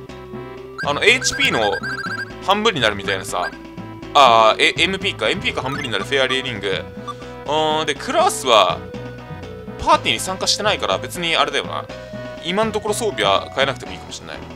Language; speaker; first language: Japanese; native; Japanese